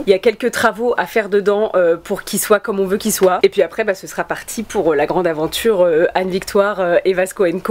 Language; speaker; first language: French; native; French